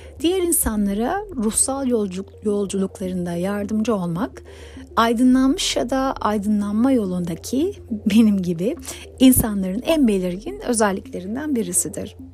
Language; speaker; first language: Turkish; native; Turkish